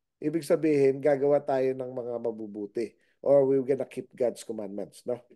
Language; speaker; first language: Filipino; native; Filipino